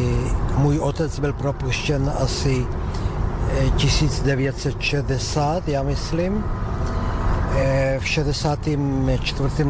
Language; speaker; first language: Czech; early bilingual, heritage; Czech